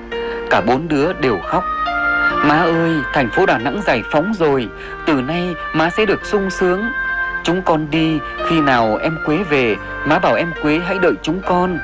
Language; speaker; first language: Vietnamese; native; Vietnamese